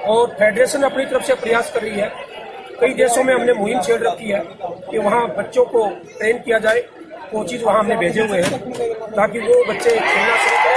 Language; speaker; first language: Hindi; native; Hindi